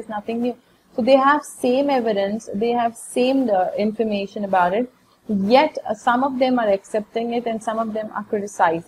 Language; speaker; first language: English; non-native, local second language; Hindi